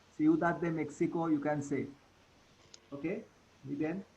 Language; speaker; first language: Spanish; non-native, fluent; Hindi